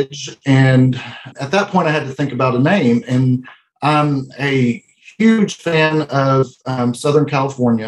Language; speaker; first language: English; native; English